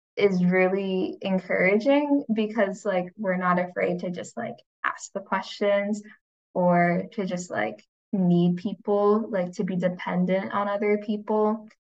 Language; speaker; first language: English; native; English